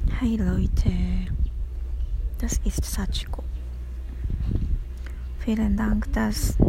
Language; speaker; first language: German; non-native, learner; Japanese